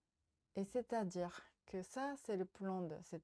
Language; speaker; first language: French; non-native, learner; Japanese